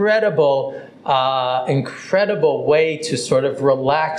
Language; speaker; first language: English; native; English